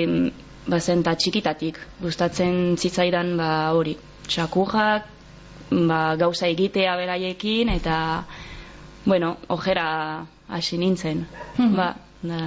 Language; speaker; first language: Basque; non-native, local second language; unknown